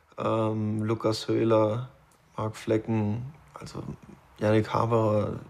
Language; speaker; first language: German; native; German